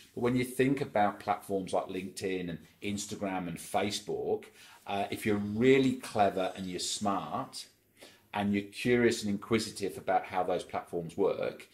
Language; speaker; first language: English; native; English